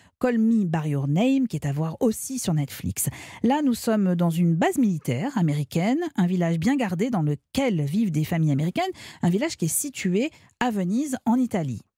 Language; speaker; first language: French; native; French